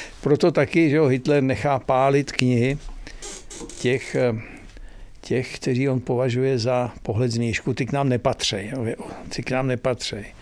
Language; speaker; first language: Czech; native; Czech